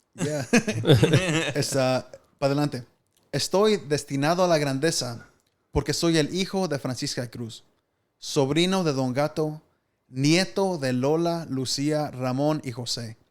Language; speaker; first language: Spanish; early bilingual, other home language; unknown